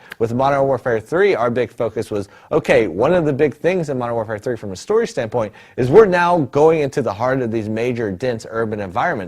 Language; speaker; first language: English; native; English